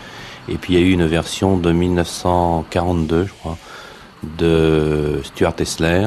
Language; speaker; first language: French; native; French